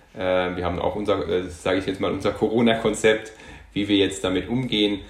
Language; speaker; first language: German; non-native, local second language; Luxembourgish